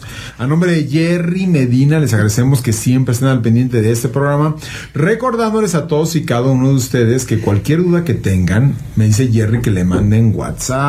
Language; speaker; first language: Spanish; native; Spanish